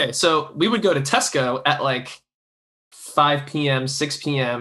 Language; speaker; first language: English; native; English